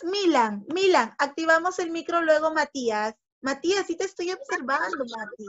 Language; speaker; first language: Spanish; native; Spanish